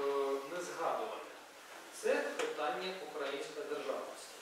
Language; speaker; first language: Ukrainian; native; Ukrainian